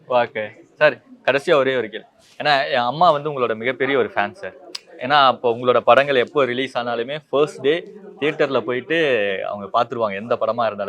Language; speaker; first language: Tamil; native; Tamil